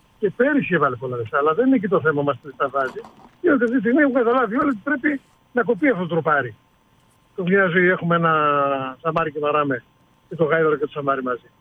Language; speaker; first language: Greek; native; Greek